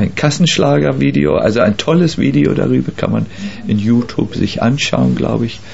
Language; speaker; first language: German; native; German